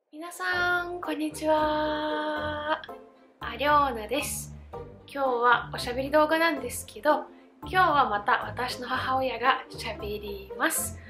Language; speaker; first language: Japanese; non-native, fluent; Russian